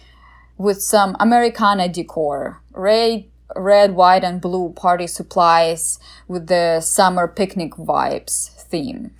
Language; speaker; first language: English; non-native, fluent; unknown